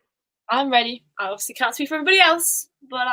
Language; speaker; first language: English; native; English